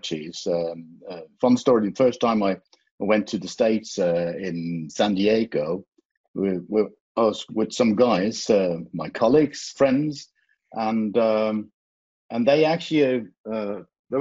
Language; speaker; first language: English; non-native, fluent; Faroese